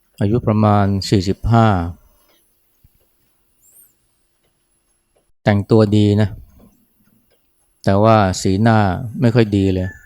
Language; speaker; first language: Thai; native; Thai